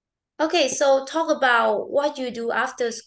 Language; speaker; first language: English; non-native, fluent; Vietnamese